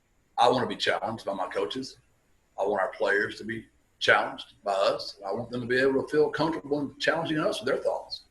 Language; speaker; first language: English; native; English